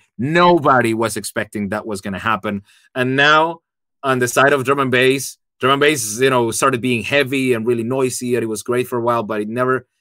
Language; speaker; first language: English; non-native, fluent; Spanish